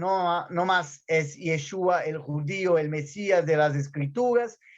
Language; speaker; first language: Spanish; non-native, fluent; Portuguese